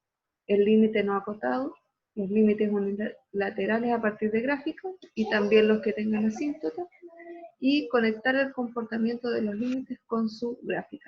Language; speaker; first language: Spanish; native; Spanish